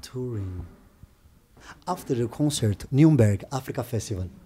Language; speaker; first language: English; non-native, learner; Portuguese